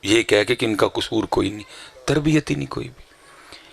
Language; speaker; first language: Urdu; non-native, local second language; Punjabi